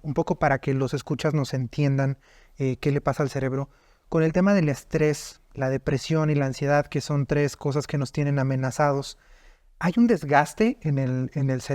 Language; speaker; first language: Spanish; native; Spanish